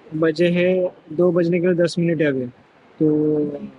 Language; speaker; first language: Hindi; non-native, local second language; Marathi